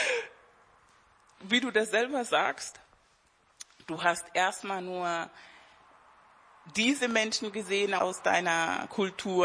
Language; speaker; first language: German; non-native, fluent; Spanish